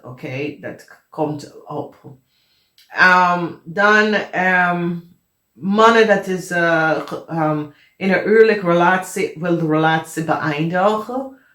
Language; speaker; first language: Dutch; non-native, fluent; English